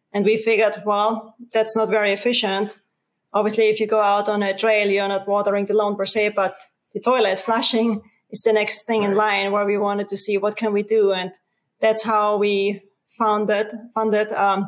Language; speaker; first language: English; non-native, fluent; German